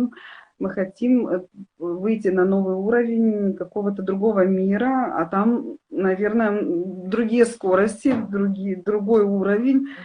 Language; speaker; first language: Russian; native; Russian